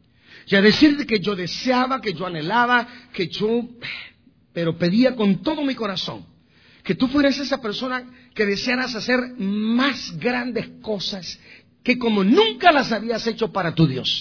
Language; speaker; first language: Spanish; native; Spanish